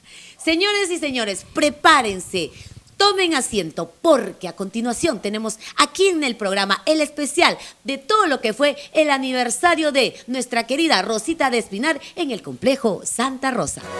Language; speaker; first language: Spanish; native; Spanish